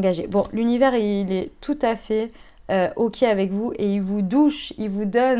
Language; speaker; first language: French; native; French